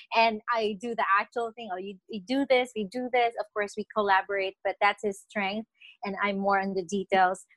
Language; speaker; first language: English; non-native, local second language; Filipino